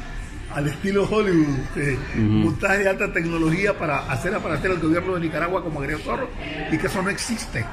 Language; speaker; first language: Spanish; native; Spanish